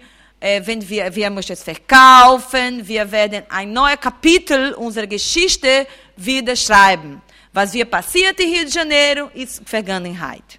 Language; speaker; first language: German; non-native, fluent; Portuguese